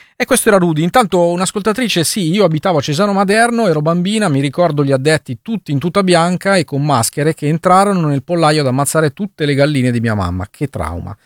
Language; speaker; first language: Italian; native; Italian